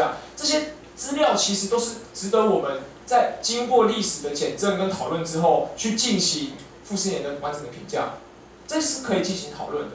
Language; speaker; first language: Chinese; native; Chinese